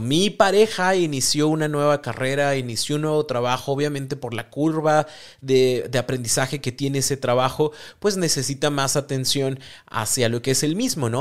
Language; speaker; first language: Spanish; native; Spanish